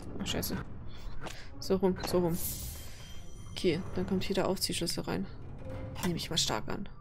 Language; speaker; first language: German; native; German